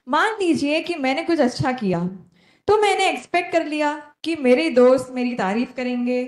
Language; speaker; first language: Hindi; non-native, local second language; Konkani